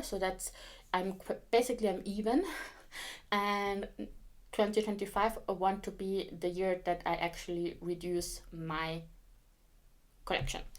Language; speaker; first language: English; non-native, fluent; German